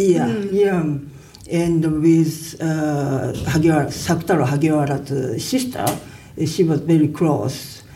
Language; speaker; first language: English; non-native, learner; Japanese